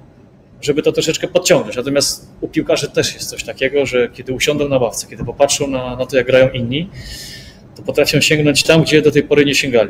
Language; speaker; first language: Polish; native; Polish